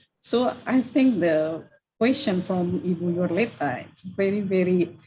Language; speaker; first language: English; non-native, learner; Indonesian